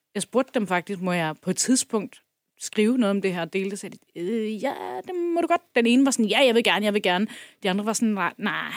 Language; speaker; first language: Danish; early bilingual, other home language; Kurdish